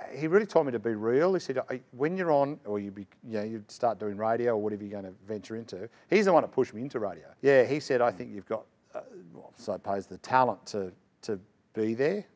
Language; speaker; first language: English; native; English